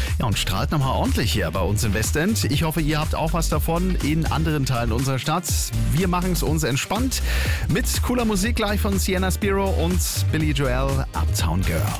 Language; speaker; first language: German; native; German